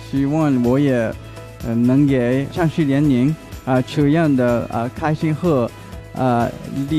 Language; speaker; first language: Chinese; non-native, learner; Japanese